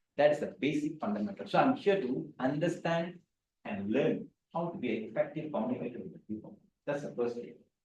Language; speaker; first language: English; non-native, local second language; Tamil